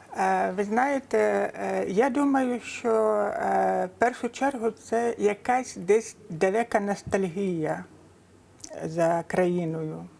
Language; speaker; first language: Ukrainian; native; Ukrainian